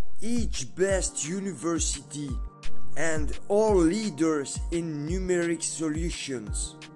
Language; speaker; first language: English; non-native, learner; French